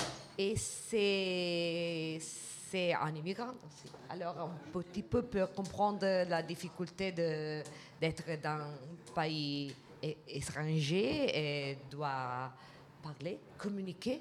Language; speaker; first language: French; non-native, fluent; Italian